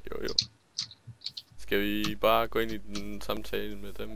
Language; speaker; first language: Danish; native; Danish